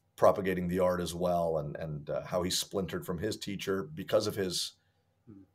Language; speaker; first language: English; native; English